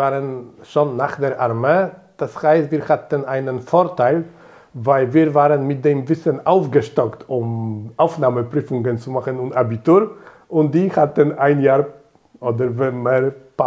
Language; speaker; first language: German; non-native, fluent; Polish